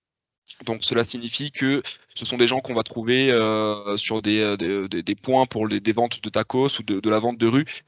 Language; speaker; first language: French; native; French